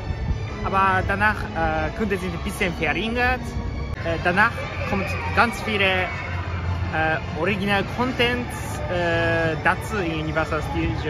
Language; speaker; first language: German; non-native, learner; Japanese